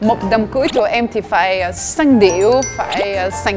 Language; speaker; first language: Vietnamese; non-native, learner; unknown